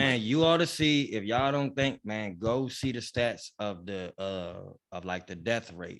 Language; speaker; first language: English; native; English